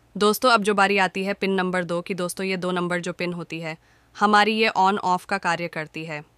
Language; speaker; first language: Hindi; native; Hindi